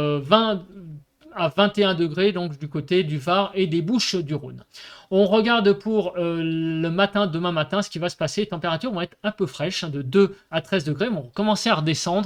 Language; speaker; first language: French; native; French